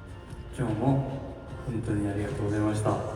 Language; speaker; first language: Japanese; non-native, learner; Korean